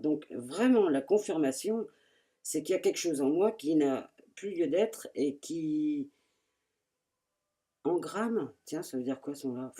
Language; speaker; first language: French; native; French